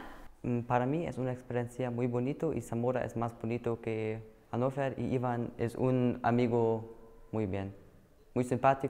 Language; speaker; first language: Spanish; non-native, learner; German